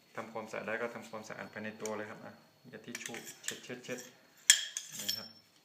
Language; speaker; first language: Thai; native; Thai